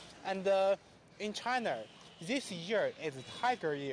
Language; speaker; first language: English; non-native, learner; Chinese